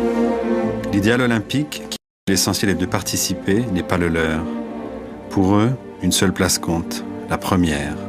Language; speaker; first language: French; native; French